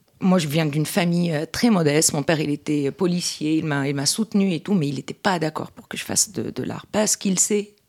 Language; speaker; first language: French; non-native, local second language; Arabic